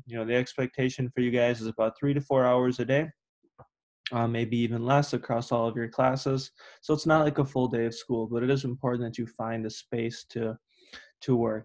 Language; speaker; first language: English; native; English